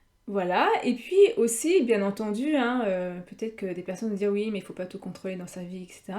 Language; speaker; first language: French; native; French